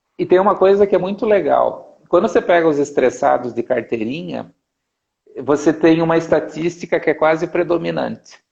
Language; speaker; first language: Portuguese; native; Portuguese